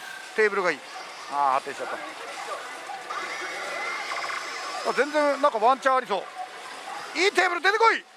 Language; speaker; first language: Japanese; native; Japanese